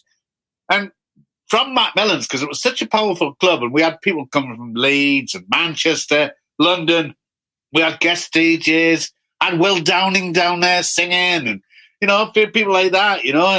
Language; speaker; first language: English; native; English